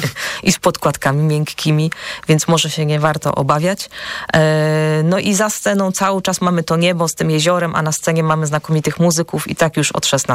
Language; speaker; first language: Polish; native; Polish